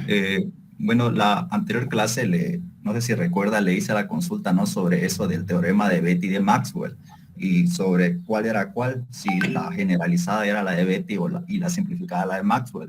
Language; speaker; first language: Spanish; native; Spanish